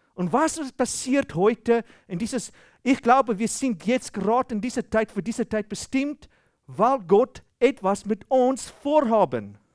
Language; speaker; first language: German; non-native, fluent; Afrikaans